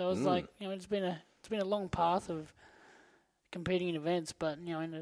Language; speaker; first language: English; native; English